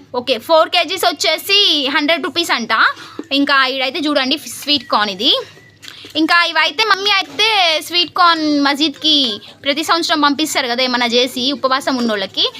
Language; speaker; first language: Telugu; native; Telugu